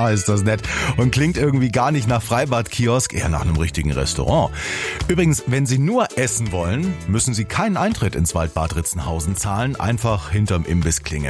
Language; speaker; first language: German; native; German